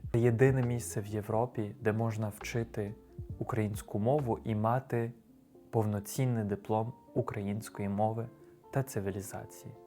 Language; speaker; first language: Ukrainian; non-native, fluent; French